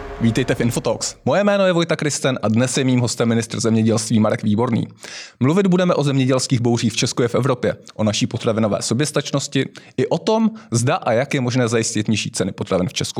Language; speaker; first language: Czech; native; Czech